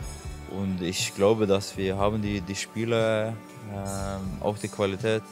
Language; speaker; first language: German; non-native, learner; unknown